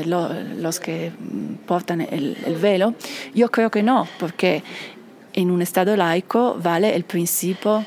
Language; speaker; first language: Spanish; non-native, fluent; Italian